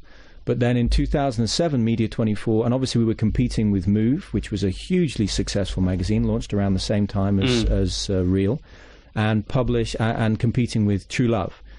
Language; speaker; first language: English; native; English